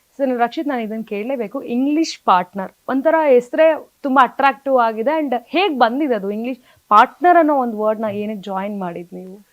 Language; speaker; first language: Kannada; native; Kannada